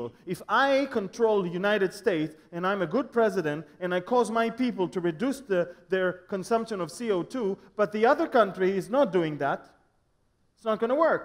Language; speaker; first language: English; non-native, fluent; Hebrew